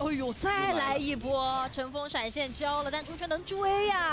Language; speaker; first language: Chinese; native; Chinese